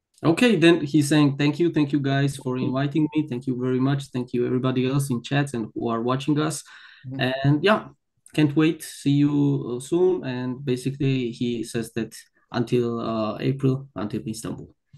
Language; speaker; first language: English; non-native, fluent; Georgian